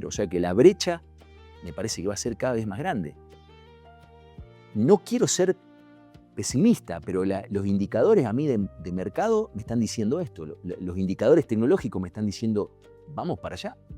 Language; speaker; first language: Spanish; native; Spanish